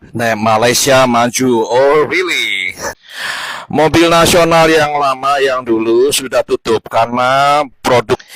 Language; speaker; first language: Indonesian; native; Indonesian